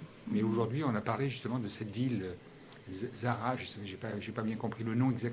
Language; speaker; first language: French; native; French